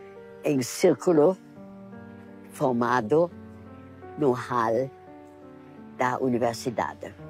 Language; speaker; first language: Portuguese; non-native, fluent; German